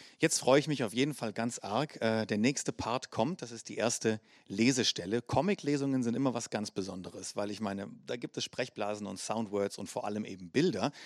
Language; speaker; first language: German; native; German